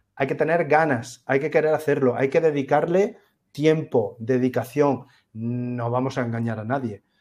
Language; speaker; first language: Spanish; native; Spanish